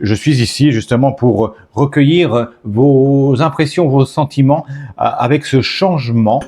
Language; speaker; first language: French; native; French